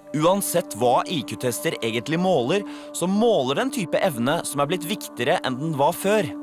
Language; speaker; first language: Norwegian; native; Norwegian